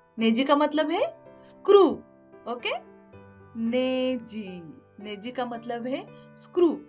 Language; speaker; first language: Hindi; non-native, local second language; Marathi